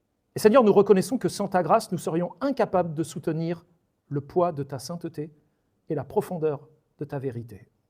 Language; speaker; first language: French; native; French